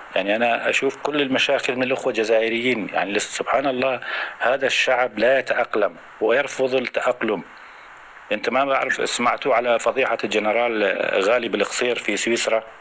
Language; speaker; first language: Arabic; native; Arabic